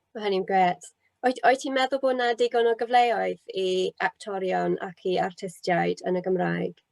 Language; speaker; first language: Welsh; non-native, local second language; English